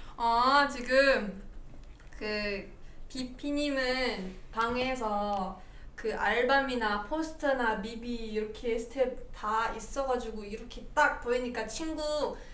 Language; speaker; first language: Korean; native; Korean